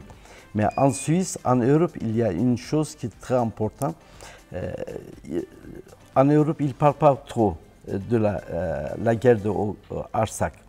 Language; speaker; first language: French; non-native, learner; Turkish